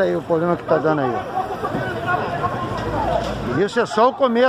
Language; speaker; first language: Portuguese; native; Portuguese